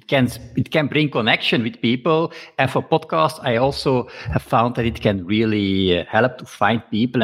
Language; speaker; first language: English; non-native, fluent; Dutch